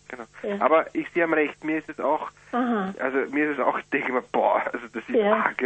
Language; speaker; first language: German; native; German